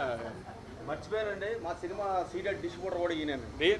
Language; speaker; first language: Telugu; native; Telugu